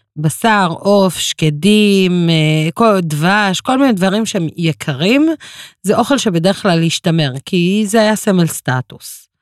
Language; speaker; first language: Hebrew; non-native, local second language; Arabic